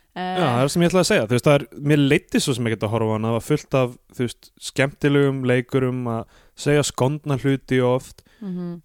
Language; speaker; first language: Icelandic; non-native, fluent; English